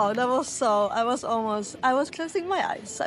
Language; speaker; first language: English; non-native, fluent; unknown